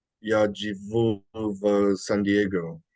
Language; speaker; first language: Russian; non-native, learner; English